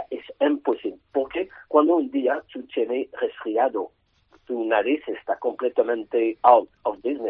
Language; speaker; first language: Spanish; non-native, learner; French